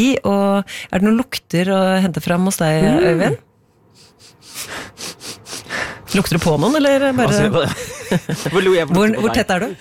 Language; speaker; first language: Norwegian; native; Norwegian